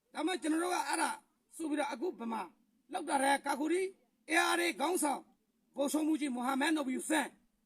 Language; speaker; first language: Burmese; non-native, local second language; Rohingya